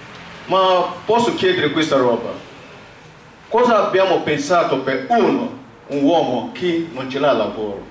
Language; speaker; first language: Italian; non-native, learner; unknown